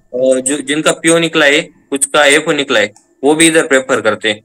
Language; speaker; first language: Hindi; non-native, local second language; Marathi